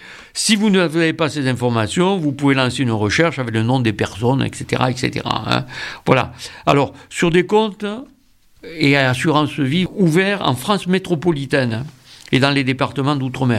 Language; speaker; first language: French; native; French